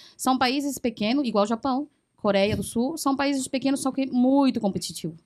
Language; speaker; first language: Portuguese; early bilingual, other home language; Chinese